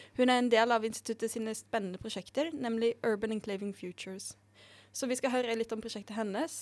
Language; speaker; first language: Norwegian; native; Norwegian